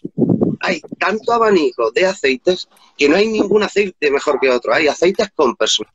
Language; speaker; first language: Spanish; native; Spanish